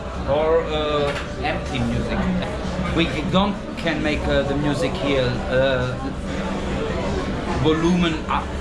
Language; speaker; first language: English; non-native, learner; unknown